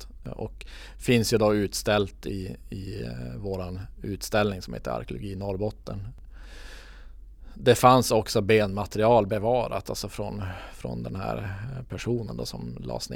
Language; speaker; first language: Swedish; native; Swedish